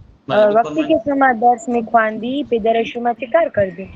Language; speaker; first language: Persian; non-native, learner; Urdu